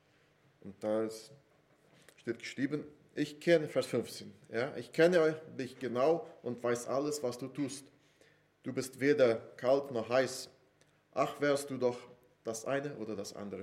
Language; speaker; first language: German; non-native, fluent; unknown